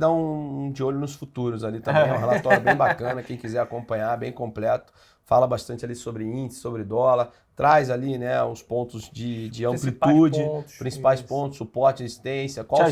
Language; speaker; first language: Portuguese; native; Portuguese